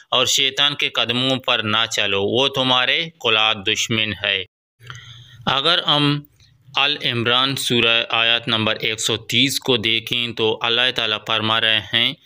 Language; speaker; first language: Urdu; non-native, local second language; Baluchi